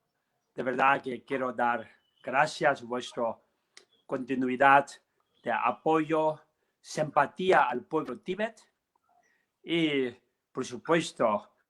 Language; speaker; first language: Spanish; non-native, learner; Tibetan